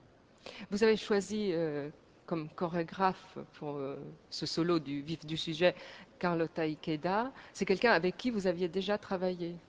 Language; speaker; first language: French; native; French